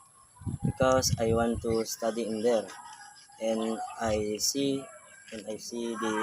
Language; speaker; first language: English; non-native, learner; Indonesian